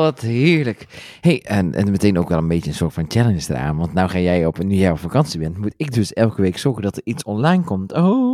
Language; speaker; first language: Dutch; native; Dutch